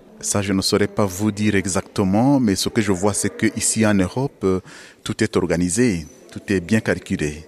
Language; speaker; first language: French; non-native, local second language; Kinyarwanda